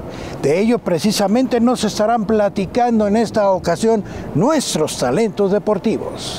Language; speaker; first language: Spanish; native; Spanish